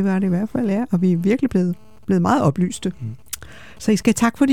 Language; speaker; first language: Danish; native; Danish